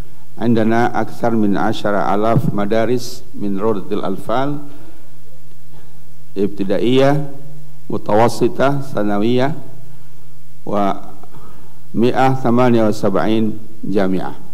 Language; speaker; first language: Arabic; non-native, fluent; Indonesian